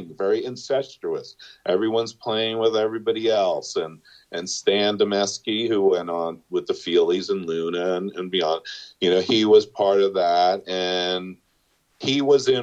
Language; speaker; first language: English; native; English